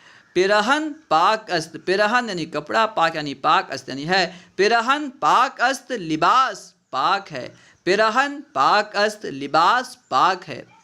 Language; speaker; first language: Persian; non-native, fluent; Urdu